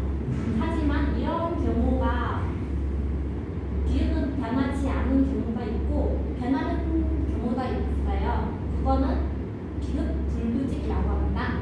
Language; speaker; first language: Korean; non-native, fluent; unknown